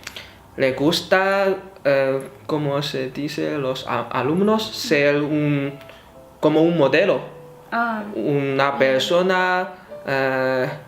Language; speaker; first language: Spanish; non-native, fluent; Chinese